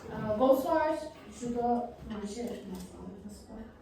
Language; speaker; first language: French; non-native, learner; Turkish